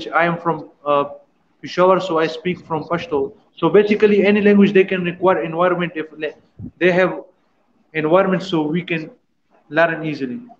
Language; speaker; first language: English; non-native, learner; Pashto